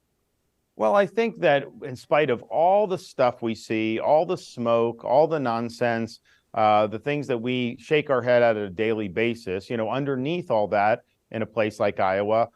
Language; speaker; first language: English; native; English